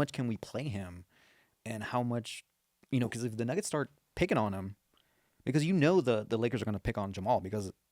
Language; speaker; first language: English; native; English